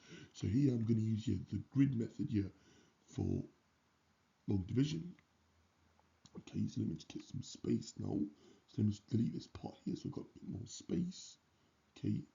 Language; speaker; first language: English; native; English